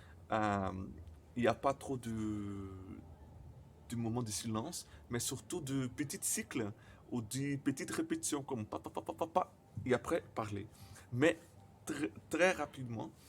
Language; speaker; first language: French; non-native, learner; Portuguese